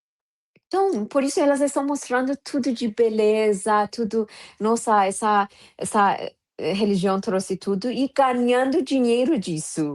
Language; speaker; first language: Portuguese; non-native, fluent; Persian